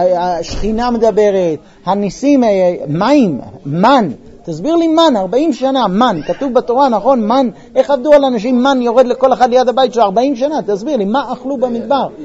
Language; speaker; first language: Hebrew; non-native, fluent; English